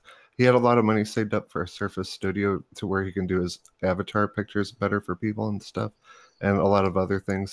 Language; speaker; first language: English; native; English